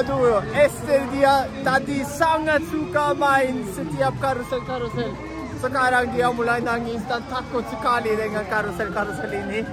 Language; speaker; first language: Indonesian; non-native, fluent; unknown